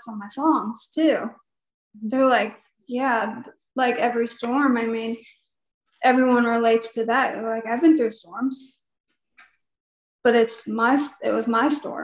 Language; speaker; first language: English; native; English